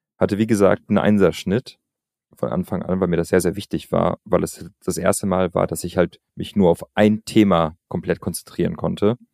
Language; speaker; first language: German; early bilingual, other home language; Albanian